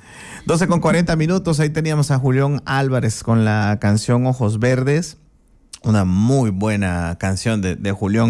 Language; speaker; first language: Spanish; native; Spanish